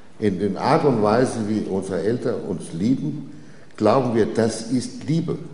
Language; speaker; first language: German; non-native, fluent; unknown